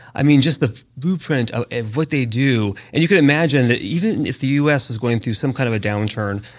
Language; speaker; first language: English; native; English